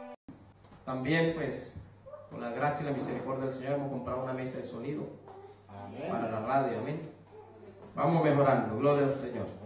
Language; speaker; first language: Spanish; native; Spanish